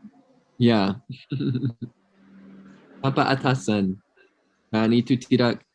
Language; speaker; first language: Indonesian; non-native, fluent; English